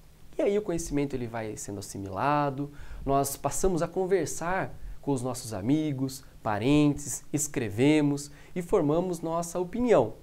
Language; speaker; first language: Portuguese; native; Portuguese